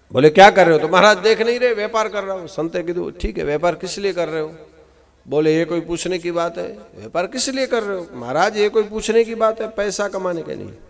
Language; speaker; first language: Hindi; non-native, local second language; Gujarati